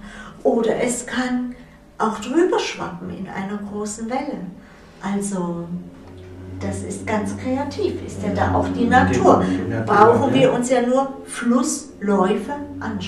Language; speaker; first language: German; native; German